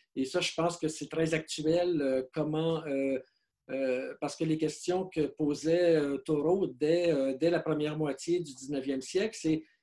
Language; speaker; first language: French; native; French